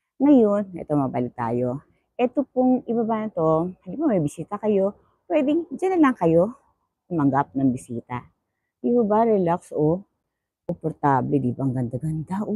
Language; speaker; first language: Filipino; native; Filipino